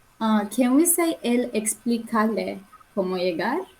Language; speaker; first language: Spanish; non-native, learner; English